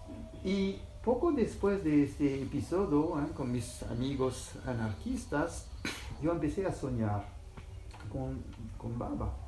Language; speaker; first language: Spanish; non-native, fluent; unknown